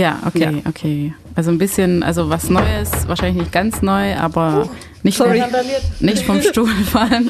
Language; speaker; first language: German; non-native, fluent; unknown